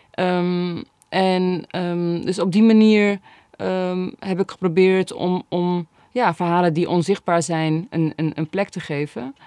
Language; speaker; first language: Dutch; early bilingual, other home language; Bosnian